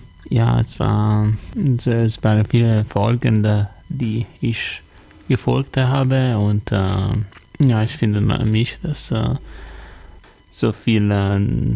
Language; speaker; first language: German; non-native, learner; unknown